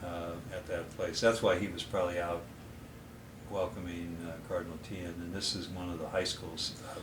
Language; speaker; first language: English; native; English